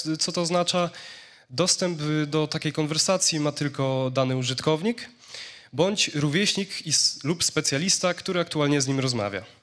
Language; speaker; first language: Polish; native; Polish